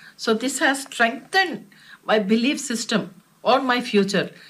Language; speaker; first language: English; non-native, local second language; Telugu